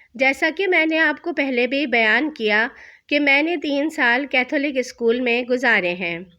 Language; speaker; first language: Urdu; native; Urdu